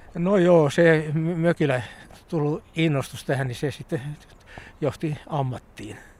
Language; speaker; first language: Finnish; native; Finnish